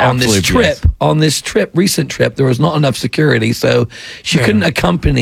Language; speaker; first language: English; native; English